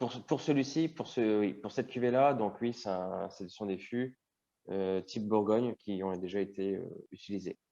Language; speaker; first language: French; native; French